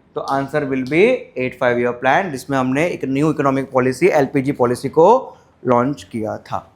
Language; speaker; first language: Hindi; non-native, local second language; Marathi